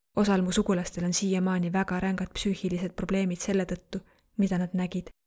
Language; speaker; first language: Estonian; non-native, fluent; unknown